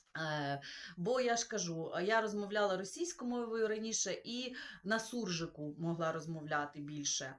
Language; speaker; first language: Ukrainian; non-native, local second language; Russian